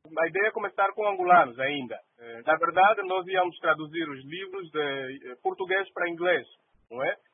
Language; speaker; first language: Portuguese; native; Portuguese